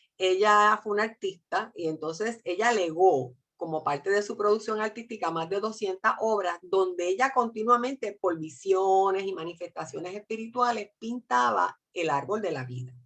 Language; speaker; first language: Spanish; native; Spanish